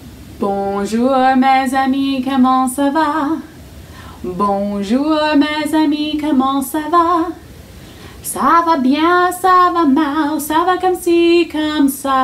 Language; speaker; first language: French; non-native, fluent; English